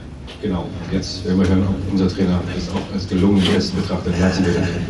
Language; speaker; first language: German; native; German